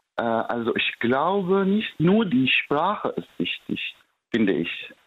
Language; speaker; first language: German; non-native, fluent; Arabic